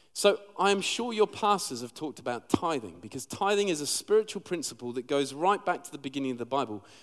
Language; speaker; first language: English; native; English